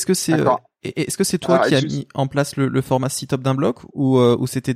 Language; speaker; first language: French; native; French